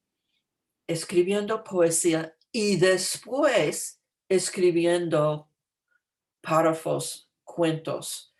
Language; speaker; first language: Spanish; non-native, fluent; English